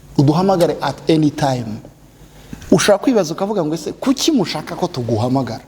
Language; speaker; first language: Kinyarwanda; native; Kinyarwanda